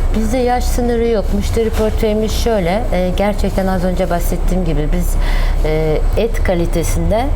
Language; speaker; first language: Turkish; non-native, fluent; Kyrgyz